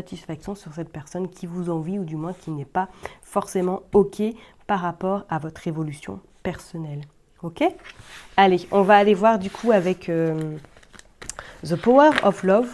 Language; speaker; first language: French; native; French